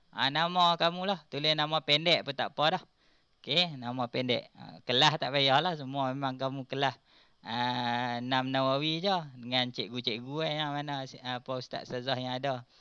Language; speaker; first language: Malay; native; Malay